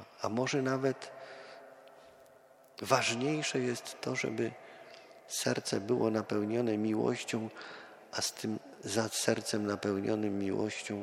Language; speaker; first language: Polish; native; Polish